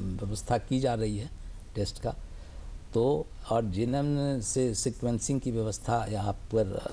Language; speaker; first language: Hindi; native; Hindi